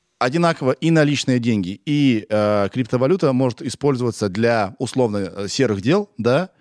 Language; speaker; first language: Russian; native; Russian